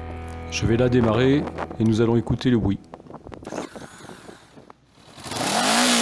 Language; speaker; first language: French; native; French